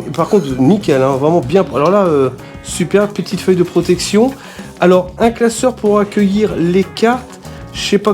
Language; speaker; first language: French; native; French